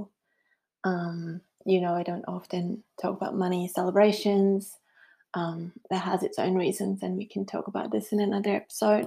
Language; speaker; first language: English; non-native, fluent; Swiss German